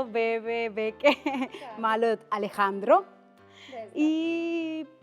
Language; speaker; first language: Macedonian; non-native, fluent; Spanish